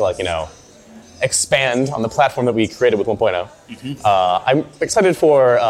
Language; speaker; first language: English; native; English